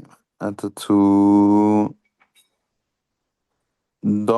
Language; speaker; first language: English; non-native, learner; Spanish